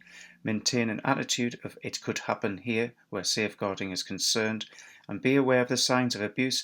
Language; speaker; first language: English; native; English